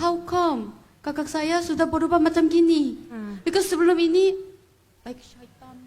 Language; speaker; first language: Indonesian; non-native, learner; Korean